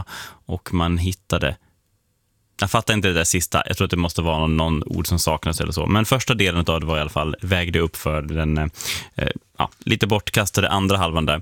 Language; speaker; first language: Swedish; native; Swedish